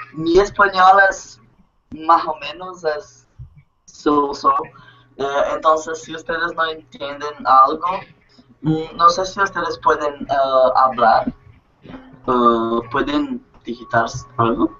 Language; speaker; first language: Spanish; non-native, learner; Portuguese